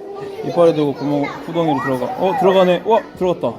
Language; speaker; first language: Korean; native; Korean